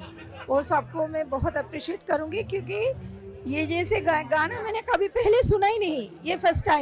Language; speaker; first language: Hindi; non-native, fluent; Sinhala